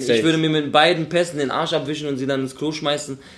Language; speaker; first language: German; native; German